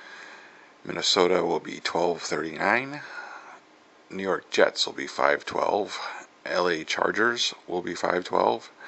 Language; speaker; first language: English; native; English